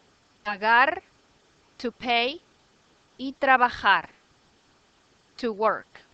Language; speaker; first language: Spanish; non-native, fluent; English